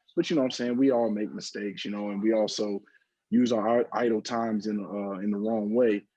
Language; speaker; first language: English; native; English